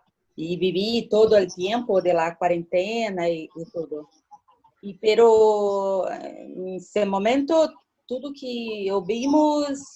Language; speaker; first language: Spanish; non-native, learner; Portuguese